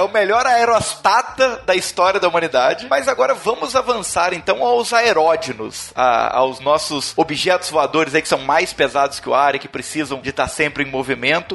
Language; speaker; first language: Portuguese; native; Portuguese